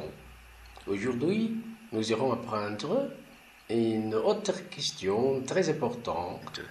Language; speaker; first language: French; non-native, learner; Portuguese